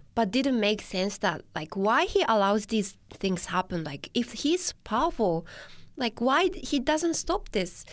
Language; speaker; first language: English; non-native, fluent; Japanese